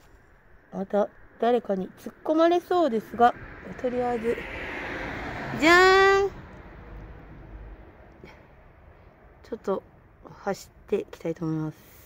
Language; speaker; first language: Japanese; native; Japanese